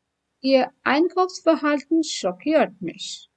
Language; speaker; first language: German; non-native, fluent; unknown